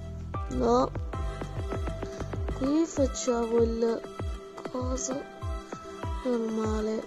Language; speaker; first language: Italian; early bilingual, other home language; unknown